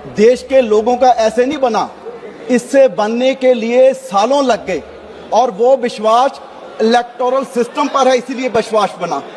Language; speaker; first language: Hindi; non-native, local second language; Punjabi